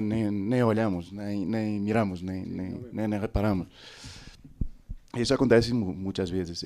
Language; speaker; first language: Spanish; non-native, fluent; Portuguese